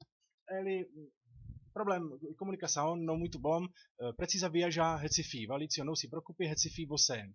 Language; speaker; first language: Portuguese; non-native, learner; Czech